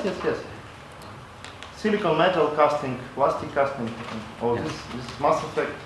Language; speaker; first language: English; non-native, local second language; Latvian